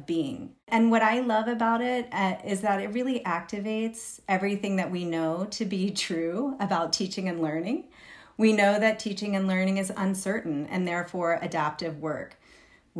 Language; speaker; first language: English; native; English